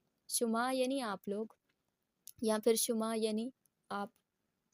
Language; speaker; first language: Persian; non-native, fluent; Urdu